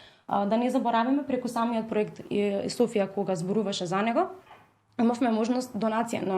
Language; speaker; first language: Macedonian; native; Macedonian